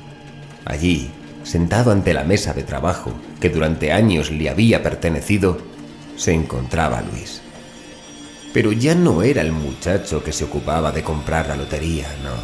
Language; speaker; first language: Spanish; native; Spanish